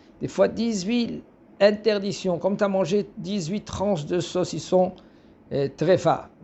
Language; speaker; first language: French; native; French